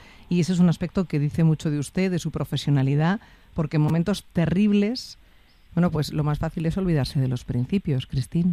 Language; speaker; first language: Spanish; native; Spanish